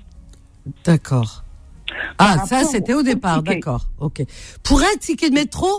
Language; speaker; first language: French; native; French